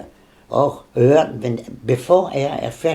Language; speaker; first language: German; non-native, learner; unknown